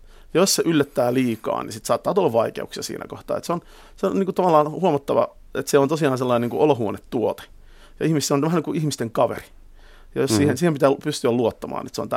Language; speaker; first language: Finnish; native; Finnish